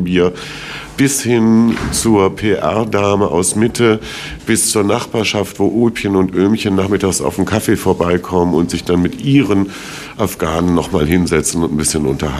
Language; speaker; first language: German; native; German